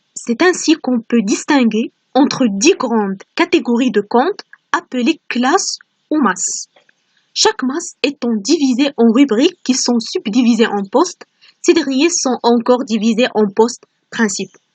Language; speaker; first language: French; non-native, local second language; Arabic